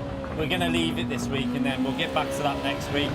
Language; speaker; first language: English; native; English